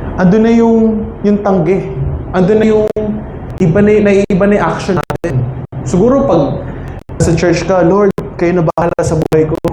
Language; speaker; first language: Filipino; native; Filipino